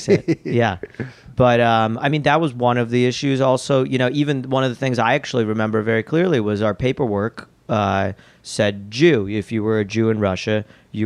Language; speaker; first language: English; early bilingual, other home language; Russian